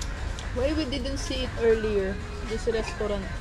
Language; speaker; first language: English; non-native, local second language; Filipino